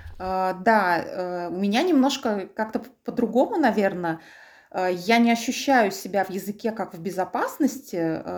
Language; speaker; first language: Russian; native; Russian